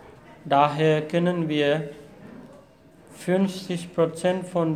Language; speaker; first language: German; non-native, fluent; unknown